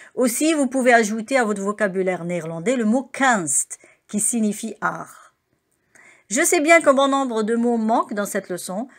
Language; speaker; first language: French; native; French